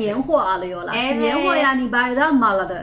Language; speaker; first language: Turkish; non-native, fluent; Chinese